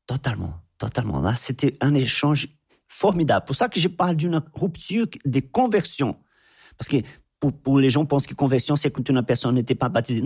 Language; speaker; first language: French; non-native, fluent; Portuguese